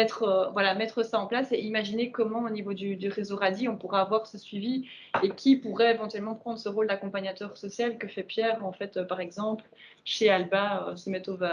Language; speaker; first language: French; native; French